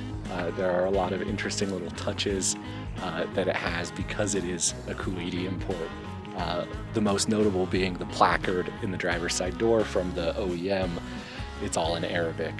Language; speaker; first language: English; native; English